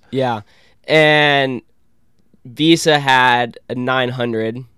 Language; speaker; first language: English; native; English